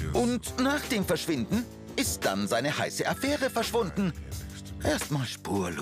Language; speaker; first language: German; native; German